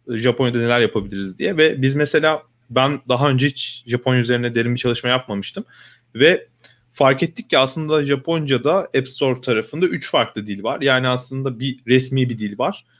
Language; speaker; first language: Turkish; native; Turkish